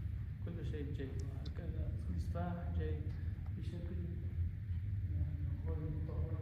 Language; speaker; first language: Arabic; non-native, learner; Kazakh